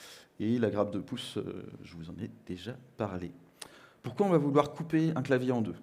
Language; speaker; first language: French; native; French